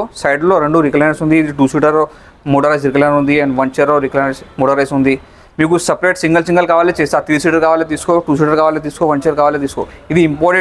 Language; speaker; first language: Telugu; non-native, local second language; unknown